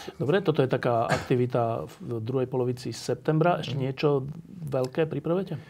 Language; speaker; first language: Slovak; native; Slovak